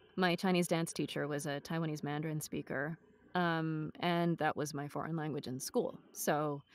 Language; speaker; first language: English; native; English